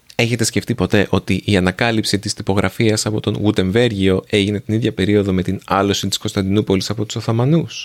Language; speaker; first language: Greek; native; Greek